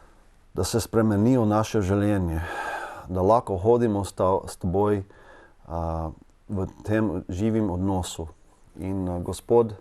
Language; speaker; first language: Slovenian; non-native, learner; English